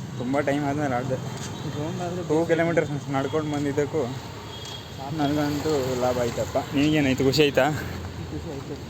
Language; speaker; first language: Kannada; native; Kannada